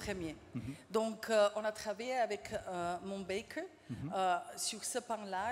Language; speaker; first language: French; non-native, fluent; Slovenian